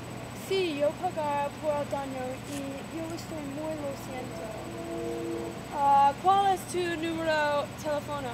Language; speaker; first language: Spanish; non-native, learner; English